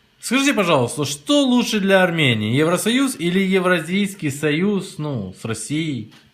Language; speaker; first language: Russian; native; Russian